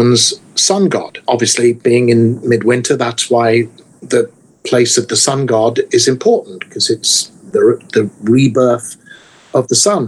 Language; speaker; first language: English; native; English